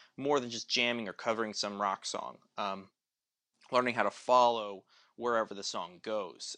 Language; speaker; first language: English; native; English